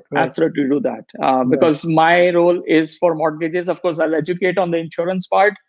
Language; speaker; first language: English; non-native, local second language; Gujarati